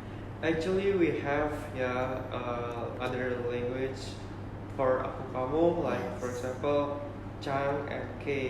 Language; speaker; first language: English; non-native, learner; Indonesian